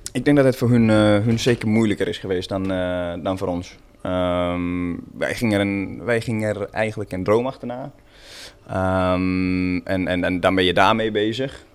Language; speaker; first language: Dutch; non-native, fluent; Swedish